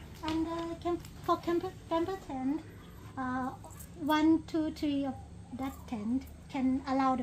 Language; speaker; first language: English; non-native, learner; Thai